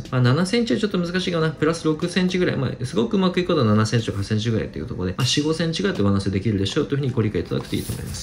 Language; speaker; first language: Japanese; native; Japanese